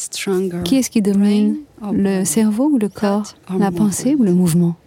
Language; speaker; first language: French; native; French